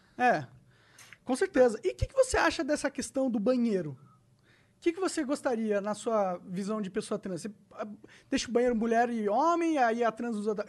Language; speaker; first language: Portuguese; native; Portuguese